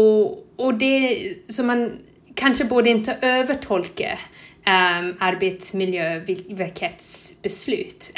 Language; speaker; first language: Swedish; non-native, fluent; English